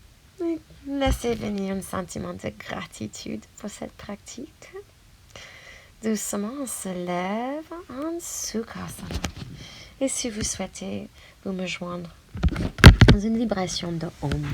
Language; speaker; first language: French; non-native, fluent; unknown